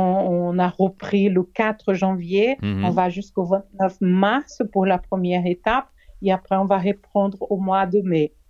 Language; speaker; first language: French; non-native, fluent; Portuguese